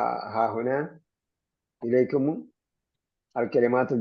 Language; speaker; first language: Arabic; non-native, fluent; Malayalam